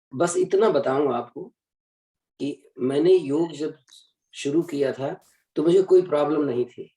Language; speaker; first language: Hindi; native; Hindi